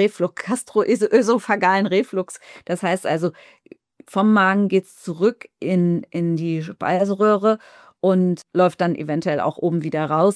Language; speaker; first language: German; native; German